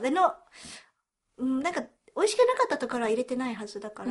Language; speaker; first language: Japanese; early bilingual, heritage; Japanese